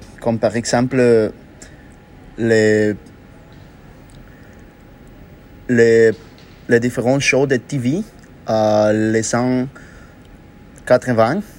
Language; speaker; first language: French; non-native, learner; Spanish